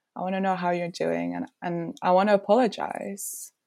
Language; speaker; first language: English; non-native, fluent; Dutch